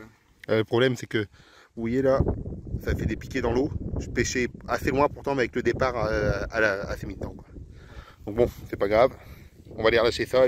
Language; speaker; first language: French; native; French